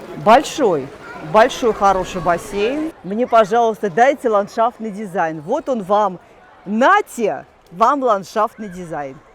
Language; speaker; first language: Russian; native; Russian